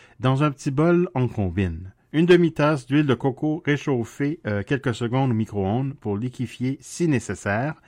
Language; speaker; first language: French; native; French